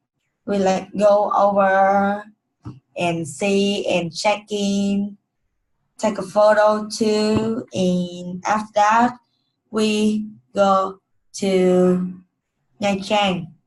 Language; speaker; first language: English; non-native, learner; Vietnamese